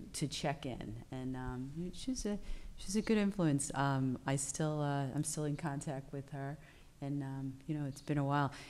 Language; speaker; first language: English; native; English